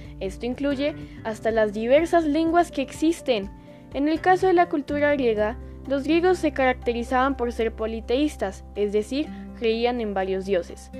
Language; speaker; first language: Spanish; native; Spanish